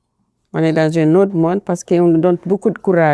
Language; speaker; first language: French; non-native, fluent; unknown